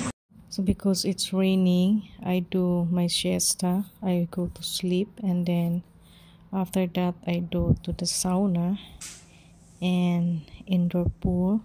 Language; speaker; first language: English; non-native, local second language; Filipino